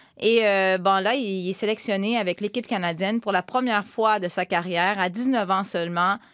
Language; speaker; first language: French; native; French